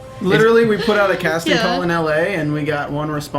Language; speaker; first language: English; native; English